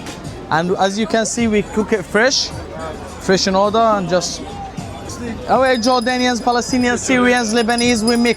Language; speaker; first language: English; non-native, learner; Arabic